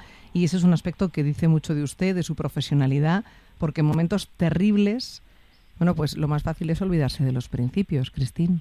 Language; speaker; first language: Spanish; native; Spanish